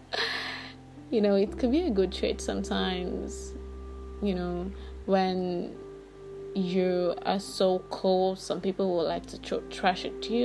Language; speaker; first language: English; non-native, local second language; Yoruba